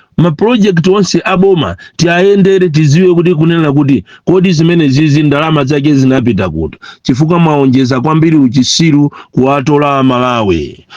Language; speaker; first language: Nyanja; non-native, local second language; Tumbuka